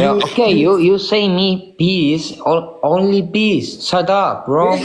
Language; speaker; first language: English; non-native, learner; Spanish